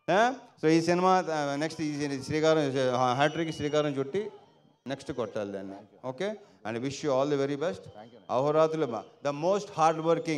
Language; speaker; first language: Telugu; native; Telugu